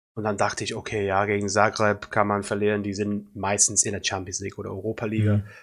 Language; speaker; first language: German; non-native, fluent; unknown